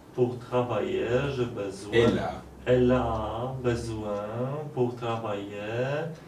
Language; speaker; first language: French; non-native, learner; Polish